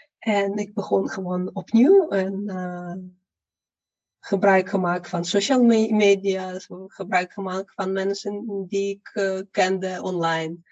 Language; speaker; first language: Dutch; non-native, fluent; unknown